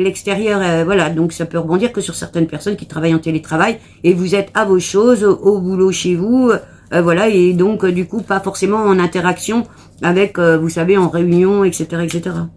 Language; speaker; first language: French; native; French